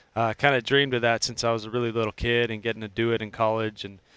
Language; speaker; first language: English; native; English